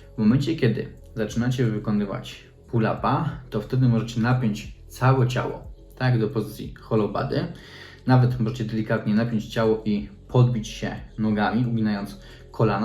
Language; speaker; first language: Polish; native; Polish